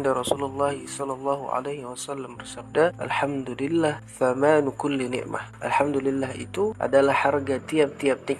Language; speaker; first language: Malay; native; Malay